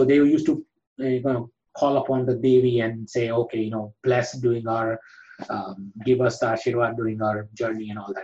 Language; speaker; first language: English; non-native, local second language; Gujarati